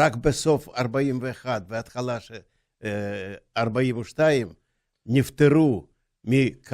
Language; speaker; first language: Hebrew; non-native, fluent; Russian